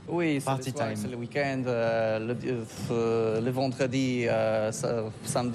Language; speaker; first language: French; non-native, learner; Polish